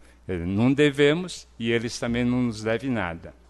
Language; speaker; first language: Portuguese; early bilingual, other home language; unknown